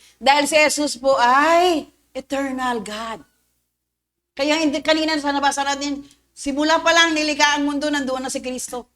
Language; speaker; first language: Filipino; non-native, local second language; Cebuano